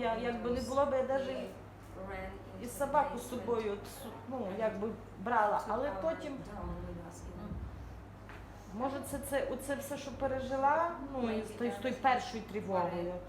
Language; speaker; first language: Ukrainian; native; Ukrainian